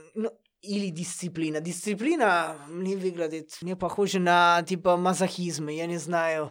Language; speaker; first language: Russian; non-native, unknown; Italian